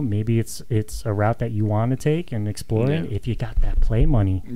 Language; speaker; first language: English; native; English